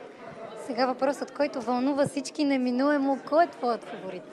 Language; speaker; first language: Bulgarian; native; Bulgarian